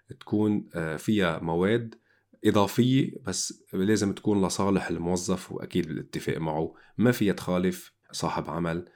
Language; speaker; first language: Arabic; native; Arabic